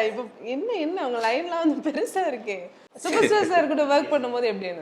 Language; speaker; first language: Tamil; native; Tamil